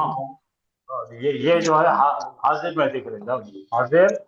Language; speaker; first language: Hindi; native; Hindi